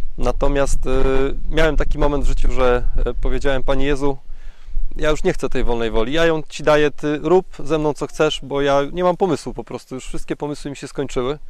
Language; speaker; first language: Polish; native; Polish